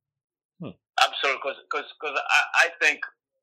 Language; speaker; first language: English; non-native, local second language; Swahili